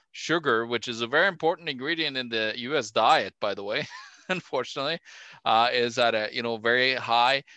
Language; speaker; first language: English; non-native, fluent; Norwegian